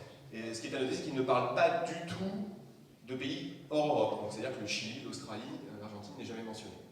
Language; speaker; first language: French; native; French